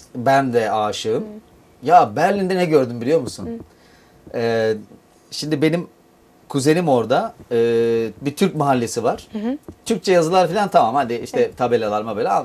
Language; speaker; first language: Turkish; native; Turkish